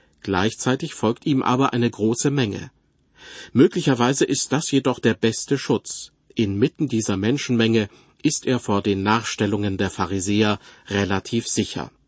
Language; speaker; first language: German; native; German